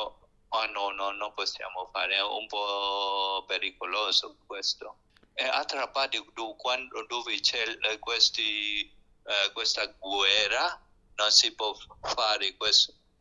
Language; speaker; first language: Italian; non-native, learner; Burmese